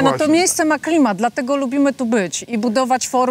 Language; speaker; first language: Polish; native; Polish